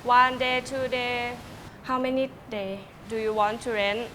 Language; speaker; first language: English; non-native, learner; Thai